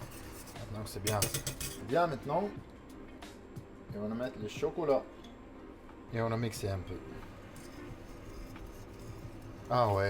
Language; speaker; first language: French; non-native, learner; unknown